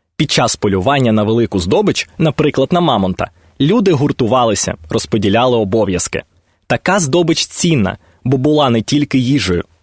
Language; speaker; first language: Ukrainian; native; Ukrainian